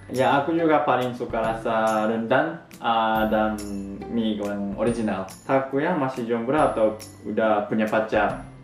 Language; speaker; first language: Indonesian; non-native, fluent; Japanese